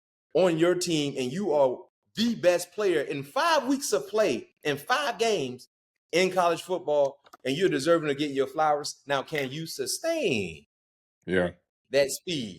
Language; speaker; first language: English; native; English